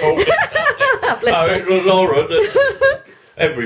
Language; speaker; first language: English; native; English